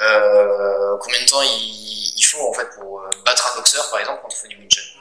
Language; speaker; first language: French; native; French